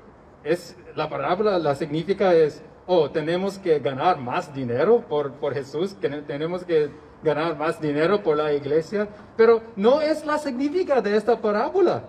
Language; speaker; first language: Spanish; non-native, learner; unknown